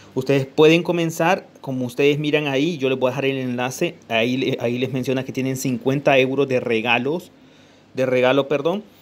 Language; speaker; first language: Spanish; native; Spanish